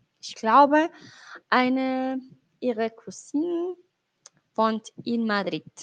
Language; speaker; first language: German; non-native, fluent; Spanish